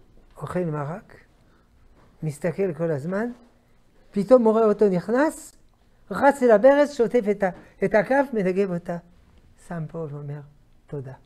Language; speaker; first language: Hebrew; non-native, fluent; French